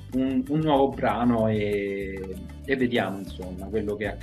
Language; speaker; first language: Italian; native; Italian